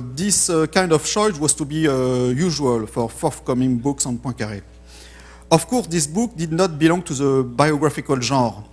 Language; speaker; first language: English; non-native, fluent; French